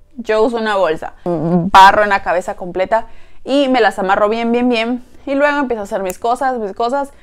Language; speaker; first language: Spanish; native; Spanish